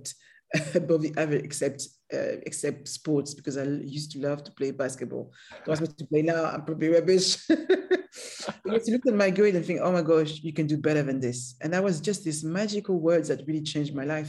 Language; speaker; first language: English; non-native, fluent; French